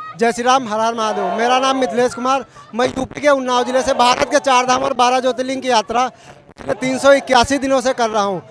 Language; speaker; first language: Hindi; native; Hindi